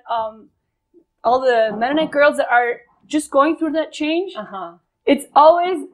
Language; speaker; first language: English; non-native, fluent; Spanish